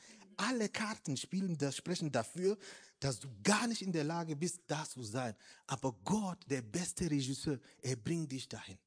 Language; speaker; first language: German; non-native, fluent; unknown